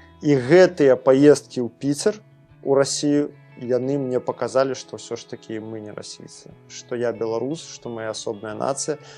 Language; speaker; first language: Belarusian; non-native, local second language; Russian